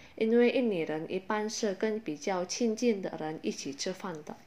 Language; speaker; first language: Chinese; non-native, fluent; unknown